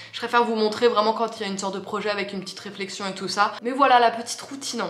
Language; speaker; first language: French; native; French